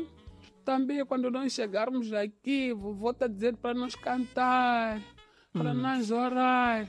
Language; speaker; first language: Portuguese; non-native, local second language; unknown